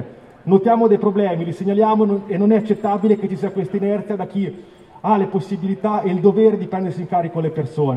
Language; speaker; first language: Italian; native; Italian